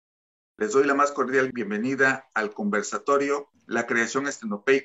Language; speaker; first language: Spanish; native; Spanish